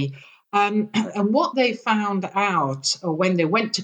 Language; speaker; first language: English; native; English